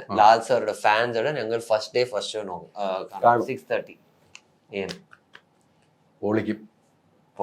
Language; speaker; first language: Malayalam; non-native, learner; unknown